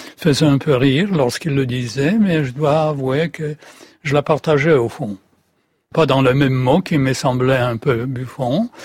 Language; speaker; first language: French; non-native, fluent; Polish